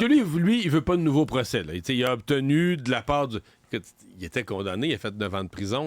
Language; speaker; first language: French; native; French